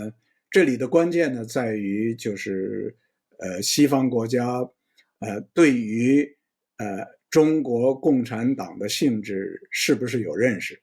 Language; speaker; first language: Chinese; native; Chinese